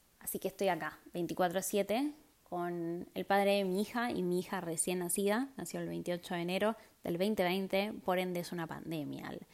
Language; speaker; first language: Spanish; native; Spanish